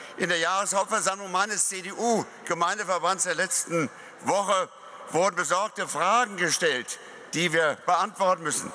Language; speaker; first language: German; native; German